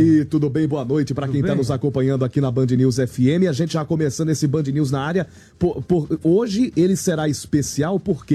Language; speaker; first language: Portuguese; native; Portuguese